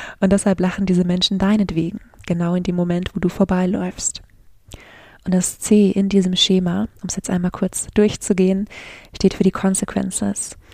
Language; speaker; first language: German; native; German